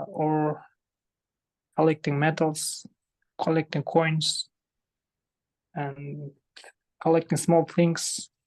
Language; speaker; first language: English; non-native, fluent; Kazakh